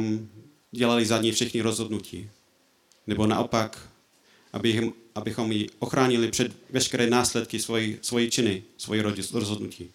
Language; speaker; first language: Czech; non-native, fluent; English